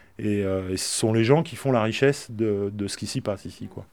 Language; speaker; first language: French; native; French